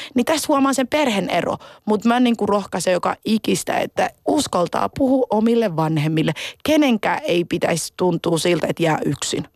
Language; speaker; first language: Finnish; early bilingual, other home language; Somali